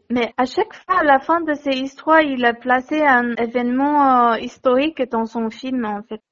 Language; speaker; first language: French; non-native, learner; Chinese